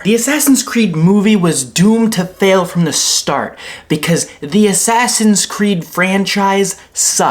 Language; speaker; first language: English; native; English